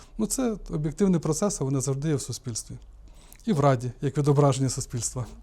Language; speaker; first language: Ukrainian; native; Ukrainian